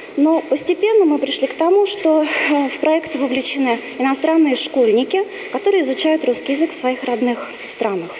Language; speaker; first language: Russian; native; Russian